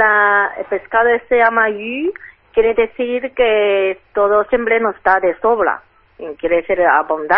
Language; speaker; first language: Spanish; non-native, fluent; Chinese